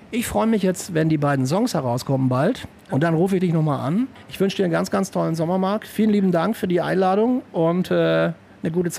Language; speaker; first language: German; native; German